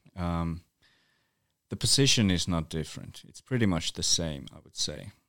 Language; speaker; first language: English; non-native, fluent; Northern Sami